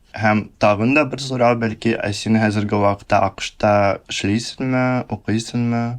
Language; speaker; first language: Tatar; early bilingual, heritage; Russian